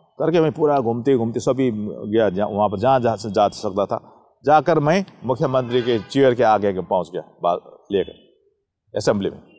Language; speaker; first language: Hindi; non-native, local second language; Nepali